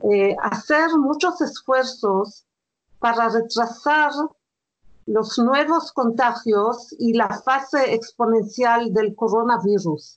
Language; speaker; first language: Spanish; non-native, fluent; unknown